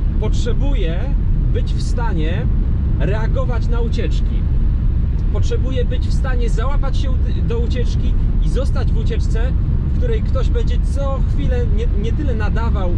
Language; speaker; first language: Polish; native; Polish